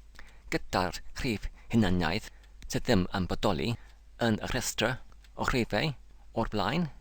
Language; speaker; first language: Welsh; non-native, fluent; English